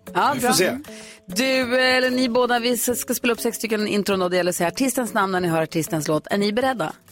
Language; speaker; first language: Swedish; native; Swedish